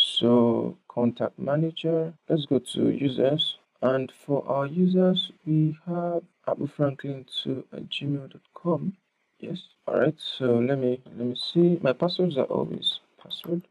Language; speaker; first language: English; non-native, local second language; Yoruba